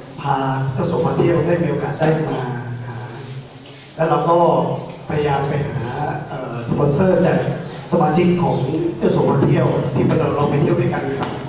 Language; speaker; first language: Thai; native; Thai